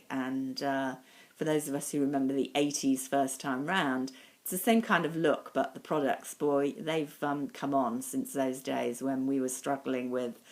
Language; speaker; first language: English; native; English